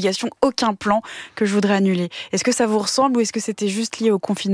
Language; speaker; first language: French; native; French